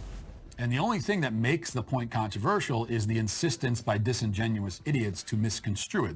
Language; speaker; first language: English; native; English